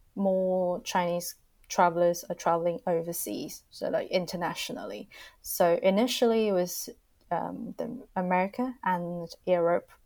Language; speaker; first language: English; non-native, fluent; Chinese